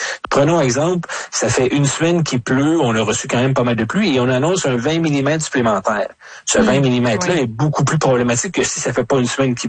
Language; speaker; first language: French; native; French